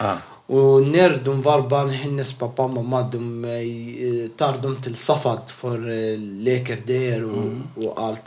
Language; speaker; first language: Swedish; non-native, local second language; Arabic